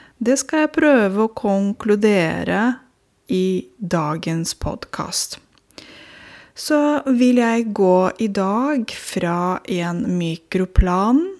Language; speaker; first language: Norwegian; non-native, fluent; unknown